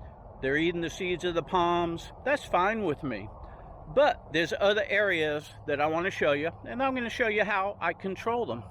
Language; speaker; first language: English; native; English